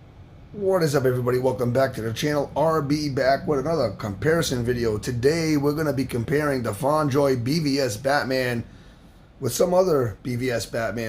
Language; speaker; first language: English; native; English